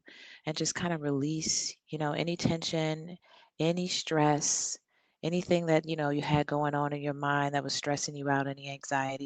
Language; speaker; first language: English; native; English